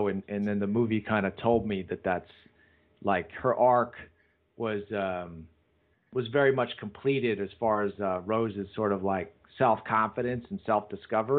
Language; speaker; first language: English; native; English